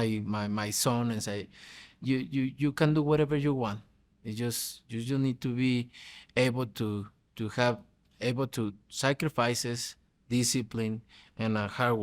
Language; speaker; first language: English; non-native, fluent; Spanish